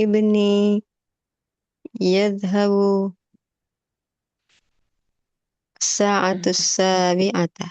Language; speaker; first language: Arabic; non-native, learner; Indonesian